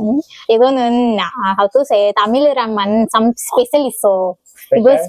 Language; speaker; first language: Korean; non-native, learner; Tamil